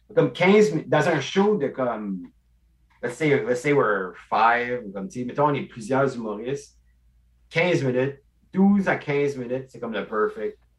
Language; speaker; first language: French; non-native, local second language; English